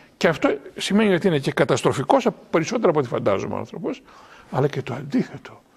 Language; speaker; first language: Greek; native; Greek